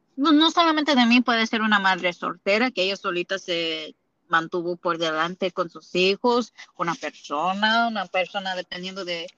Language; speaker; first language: Spanish; early bilingual, heritage; Spanish